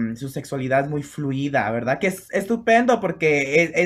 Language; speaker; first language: Spanish; early bilingual, heritage; Spanish